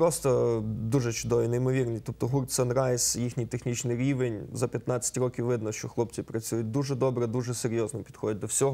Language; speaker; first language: Ukrainian; native; Ukrainian